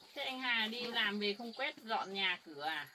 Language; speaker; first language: Vietnamese; native; Vietnamese